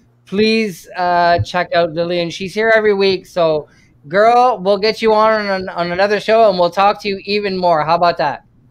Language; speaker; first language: English; native; English